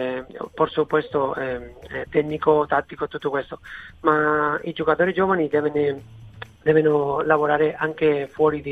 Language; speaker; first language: Italian; non-native, fluent; Spanish